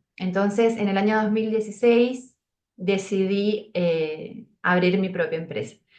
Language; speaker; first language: Spanish; native; Spanish